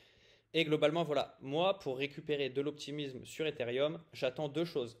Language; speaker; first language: French; native; French